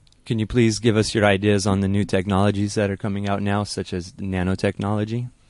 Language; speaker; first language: English; non-native, fluent; Spanish